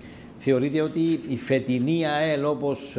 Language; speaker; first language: Greek; native; Greek